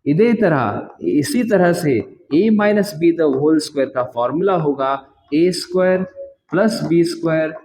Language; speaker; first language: Hindi; non-native, local second language; Kannada